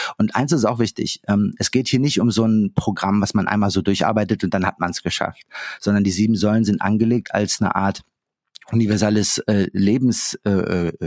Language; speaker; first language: German; early bilingual, other home language; Arabic